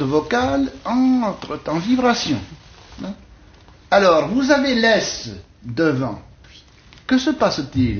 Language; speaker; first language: French; native; French